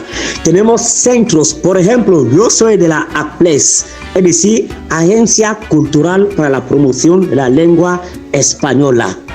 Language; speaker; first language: Spanish; non-native, fluent; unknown